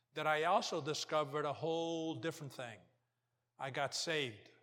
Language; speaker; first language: English; early bilingual, other home language; Portuguese